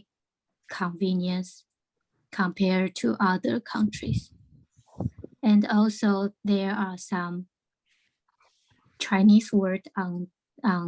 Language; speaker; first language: English; non-native, learner; Chinese